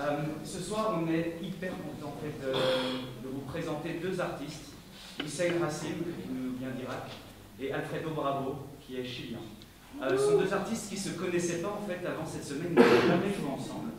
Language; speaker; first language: French; native; French